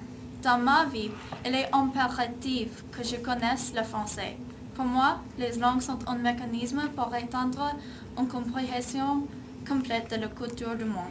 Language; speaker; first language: French; non-native, learner; English